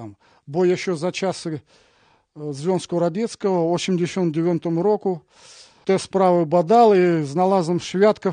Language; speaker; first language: Polish; non-native, learner; Russian